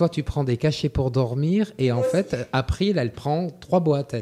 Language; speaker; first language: French; native; French